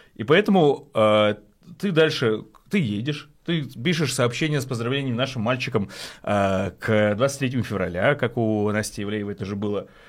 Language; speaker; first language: Russian; native; Russian